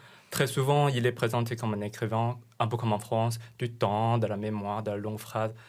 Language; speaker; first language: French; non-native, fluent; Chinese